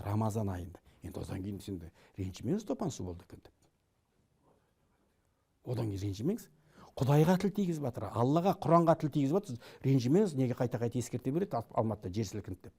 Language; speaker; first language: Kazakh; native; Kazakh